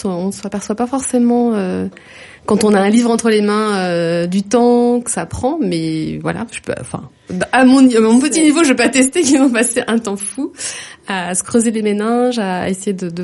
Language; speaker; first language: French; native; French